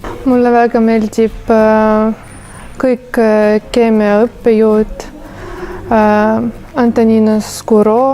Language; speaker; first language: Estonian; non-native, local second language; Russian